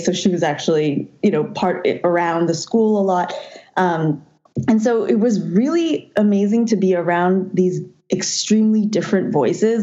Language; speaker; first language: English; non-native, local second language; Cantonese